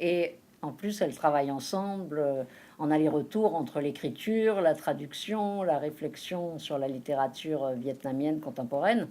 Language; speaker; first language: French; native; French